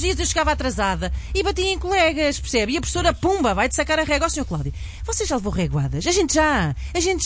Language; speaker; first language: Portuguese; native; Portuguese